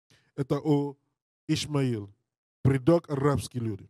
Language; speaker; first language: Russian; non-native, learner; English